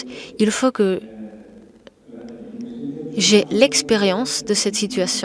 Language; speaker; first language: French; non-native, fluent; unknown